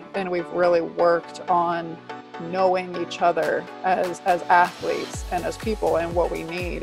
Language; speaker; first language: English; native; English